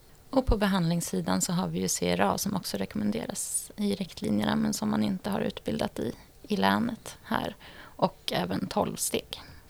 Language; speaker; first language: Swedish; native; Swedish